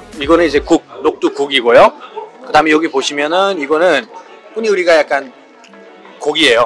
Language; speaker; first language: Korean; non-native, fluent; Nepali